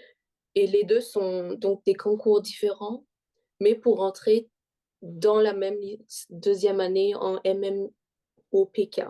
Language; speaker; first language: French; early bilingual, heritage; French